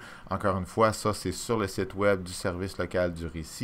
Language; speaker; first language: French; native; French